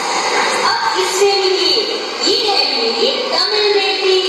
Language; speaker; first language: Hindi; native; Hindi